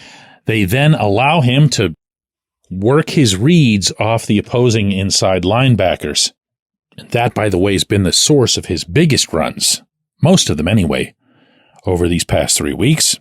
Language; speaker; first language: English; native; English